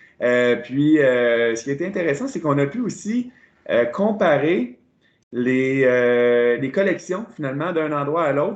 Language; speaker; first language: French; native; French